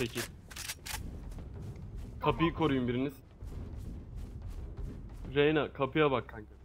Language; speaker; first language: Turkish; native; Turkish